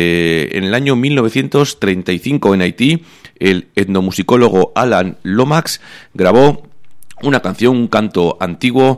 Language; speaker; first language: Spanish; native; Spanish